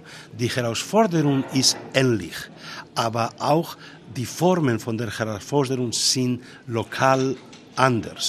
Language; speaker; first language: German; non-native, learner; Spanish